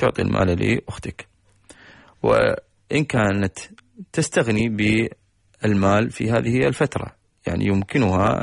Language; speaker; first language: Arabic; native; Arabic